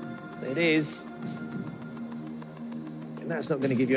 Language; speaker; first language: English; native; English